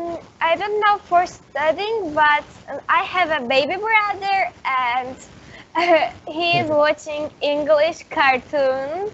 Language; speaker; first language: English; non-native, learner; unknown